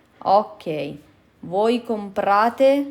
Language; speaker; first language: Italian; non-native, fluent; Urdu